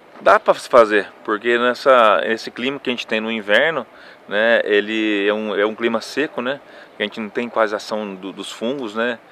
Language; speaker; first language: Portuguese; native; Portuguese